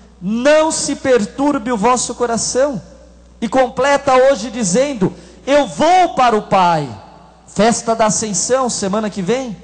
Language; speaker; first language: Portuguese; native; Portuguese